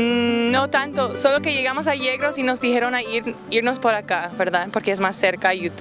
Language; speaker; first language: Spanish; non-native, fluent; English